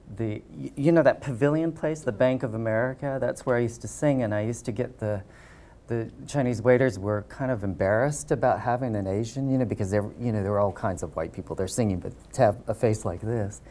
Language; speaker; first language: English; native; English